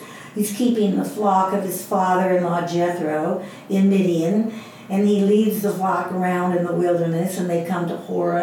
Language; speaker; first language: English; native; English